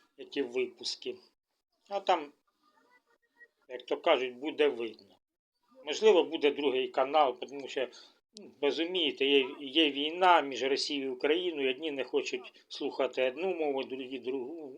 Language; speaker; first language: Ukrainian; non-native, local second language; Russian